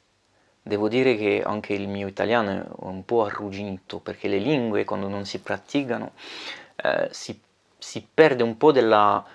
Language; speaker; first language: Italian; non-native, learner; French